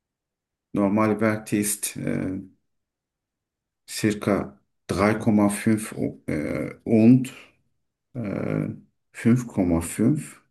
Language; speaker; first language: German; non-native, learner; Turkish